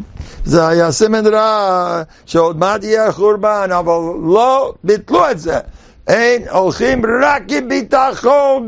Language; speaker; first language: Hebrew; non-native, fluent; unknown